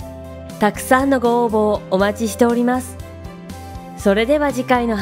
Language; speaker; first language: Japanese; native; Japanese